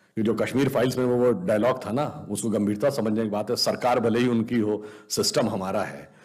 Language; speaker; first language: Hindi; native; Hindi